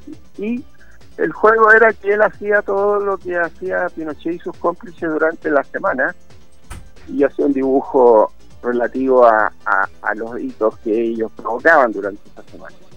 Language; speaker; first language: Spanish; native; Spanish